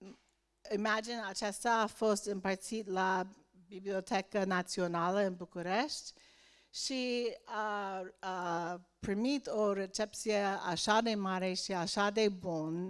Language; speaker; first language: Romanian; non-native, learner; English